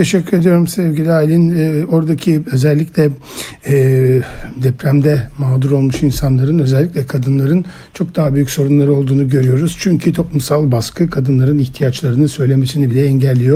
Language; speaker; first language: Turkish; native; Turkish